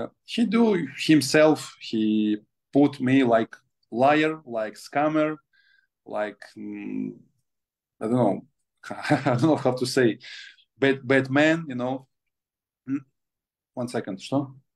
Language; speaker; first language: English; non-native, learner; Russian